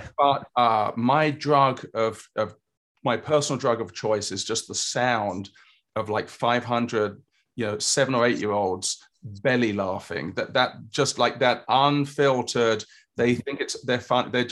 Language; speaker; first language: English; native; English